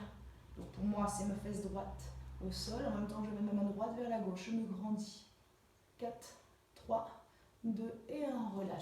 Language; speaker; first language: French; native; French